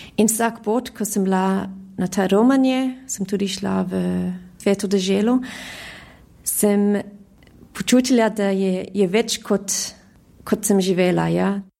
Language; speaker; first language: Slovenian; early bilingual, heritage; Slovenian